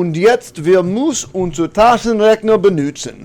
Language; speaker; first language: German; non-native, learner; English